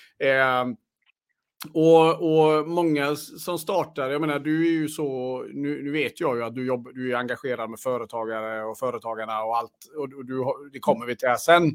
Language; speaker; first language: Swedish; native; Swedish